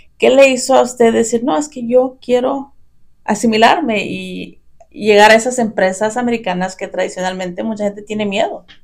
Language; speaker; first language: Spanish; early bilingual, heritage; Spanish